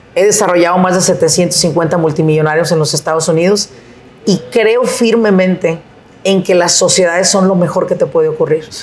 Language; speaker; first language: Spanish; native; Spanish